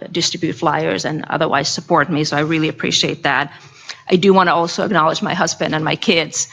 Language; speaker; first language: English; non-native, fluent; Finnish